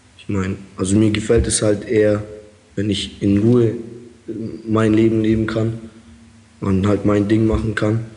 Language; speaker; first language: German; early bilingual, other home language; Russian